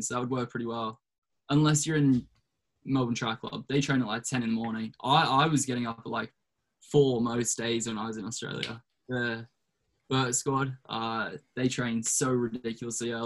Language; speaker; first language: English; native; English